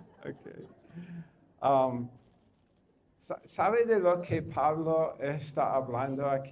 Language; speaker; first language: Spanish; non-native, fluent; English